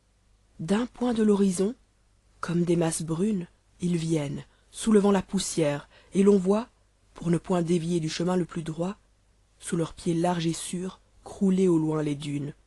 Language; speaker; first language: French; native; French